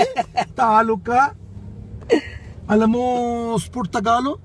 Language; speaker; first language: Filipino; non-native, learner; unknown